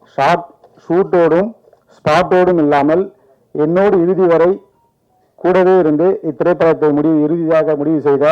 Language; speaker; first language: Tamil; native; Tamil